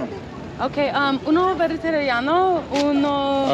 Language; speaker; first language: Spanish; non-native, learner; English